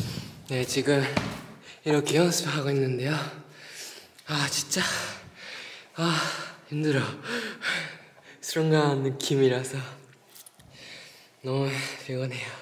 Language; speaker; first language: Korean; non-native, fluent; Japanese